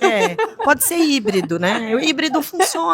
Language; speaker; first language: Portuguese; native; Portuguese